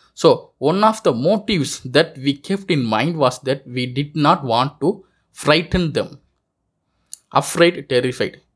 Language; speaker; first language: English; non-native, local second language; Tamil